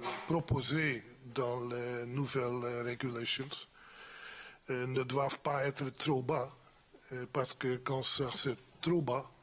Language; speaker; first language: French; non-native, fluent; Dutch